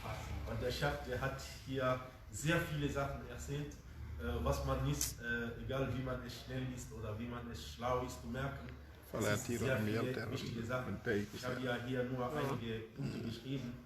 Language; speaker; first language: German; non-native, fluent; Fula